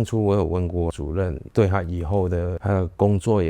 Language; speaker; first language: Chinese; native; Chinese